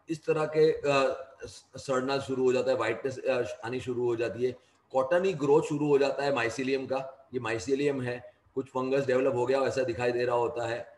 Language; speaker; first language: Hindi; non-native, local second language; Gujarati